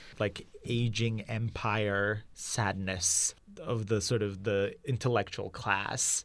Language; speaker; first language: English; non-native, fluent; Turkish